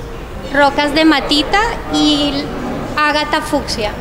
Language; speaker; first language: Spanish; native; Spanish